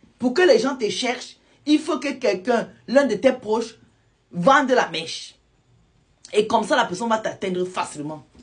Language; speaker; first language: French; non-native, local second language; Lingala